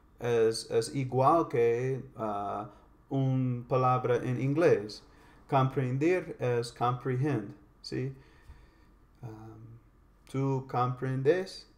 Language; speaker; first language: Spanish; non-native, learner; English